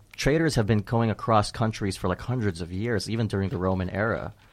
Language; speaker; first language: English; early bilingual, other home language; Filipino